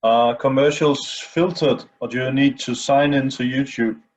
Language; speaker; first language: English; non-native, fluent; Danish